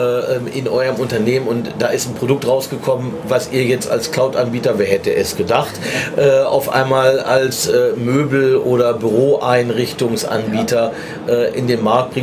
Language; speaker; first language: German; native; German